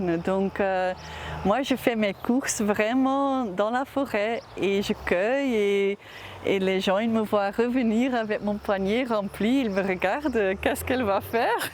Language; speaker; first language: French; non-native, fluent; Dutch